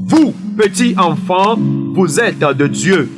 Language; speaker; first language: French; non-native, local second language; Ewe